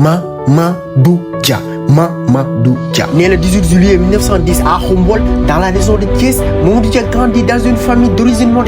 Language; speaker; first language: French; non-native, local second language; Wolof